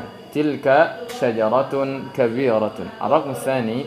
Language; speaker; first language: Arabic; non-native, fluent; Indonesian